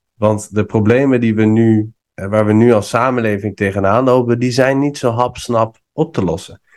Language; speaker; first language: Dutch; non-native, fluent; Persian